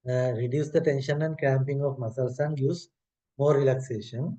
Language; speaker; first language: English; non-native, local second language; Sinhala